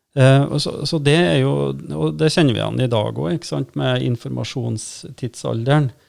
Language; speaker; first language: Norwegian; native; Norwegian